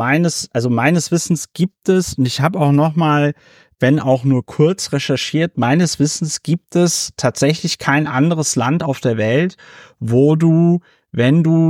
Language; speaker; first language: German; native; German